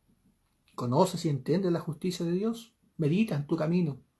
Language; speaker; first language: Spanish; native; Spanish